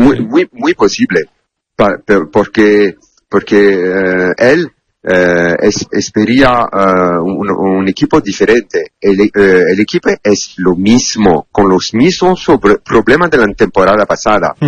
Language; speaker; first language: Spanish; non-native, learner; Italian